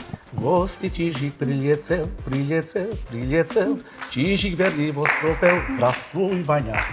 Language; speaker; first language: Russian; non-native, learner; Macedonian